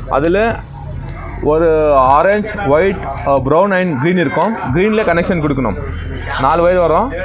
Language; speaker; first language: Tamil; non-native, learner; Malayalam